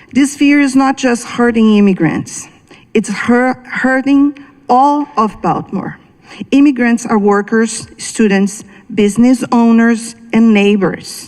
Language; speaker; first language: English; non-native, fluent; Portuguese